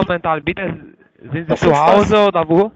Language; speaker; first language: German; non-native, fluent; Turkish